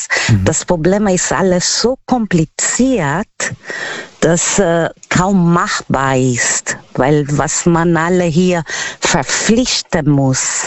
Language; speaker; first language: German; non-native, fluent; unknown